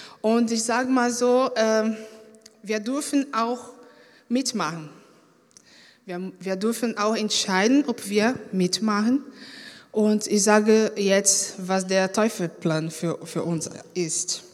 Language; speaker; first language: German; non-native, fluent; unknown